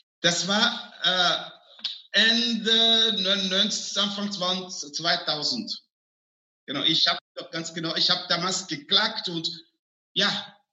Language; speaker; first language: German; non-native, fluent; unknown